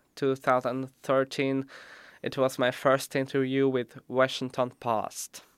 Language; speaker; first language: English; non-native, fluent; Russian